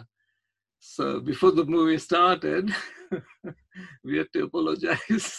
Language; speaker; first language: English; non-native, local second language; Gujarati